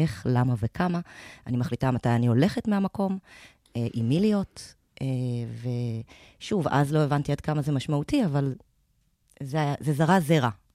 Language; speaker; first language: Hebrew; native; Hebrew